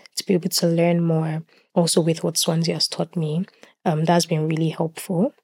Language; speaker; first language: English; non-native, local second language; Yoruba